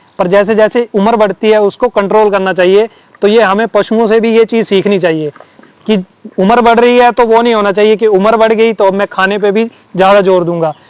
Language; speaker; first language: Hindi; native; Hindi